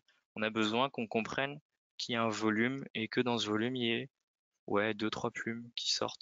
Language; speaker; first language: French; native; French